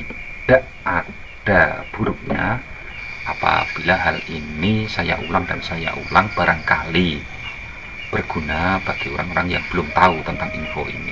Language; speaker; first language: Indonesian; non-native, local second language; Javanese